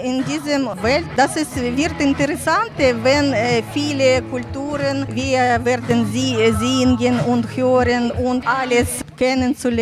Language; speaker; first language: German; non-native, learner; Ukrainian